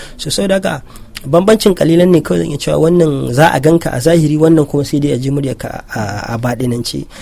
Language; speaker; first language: Hausa; native; Hausa